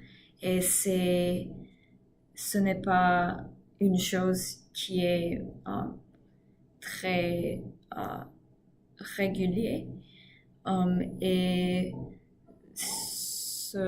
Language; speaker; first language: French; non-native, learner; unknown